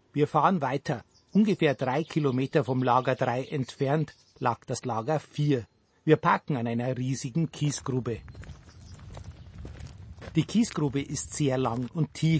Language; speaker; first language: German; native; German